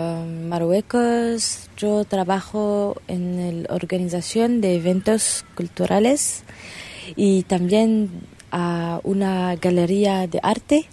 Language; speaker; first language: Spanish; non-native, learner; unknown